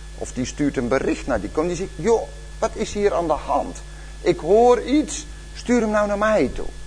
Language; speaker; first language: Dutch; native; Dutch